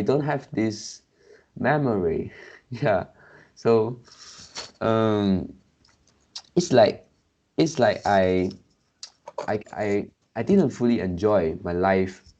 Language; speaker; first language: English; non-native, local second language; Chinese